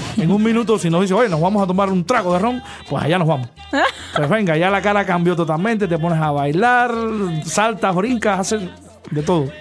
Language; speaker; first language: Spanish; native; Spanish